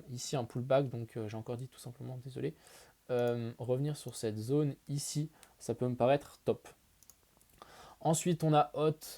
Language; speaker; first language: French; native; French